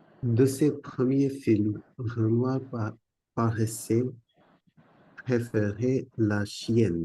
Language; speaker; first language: French; non-native, learner; Bangla